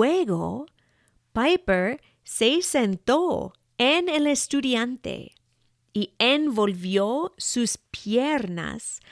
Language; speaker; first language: Spanish; non-native, fluent; English